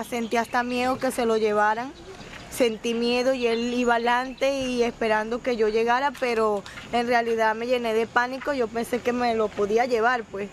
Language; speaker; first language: Spanish; native; Spanish